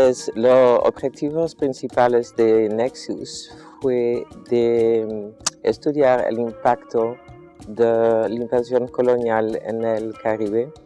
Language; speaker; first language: Spanish; non-native, fluent; Dutch